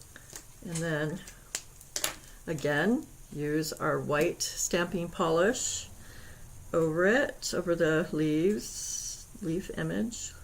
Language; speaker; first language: English; native; English